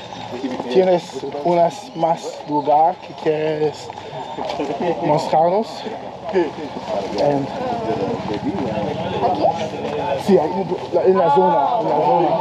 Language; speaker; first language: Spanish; non-native, learner; English